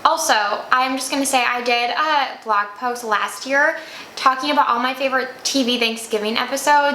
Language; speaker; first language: English; native; English